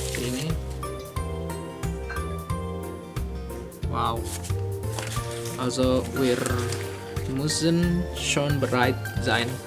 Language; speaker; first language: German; non-native, learner; Indonesian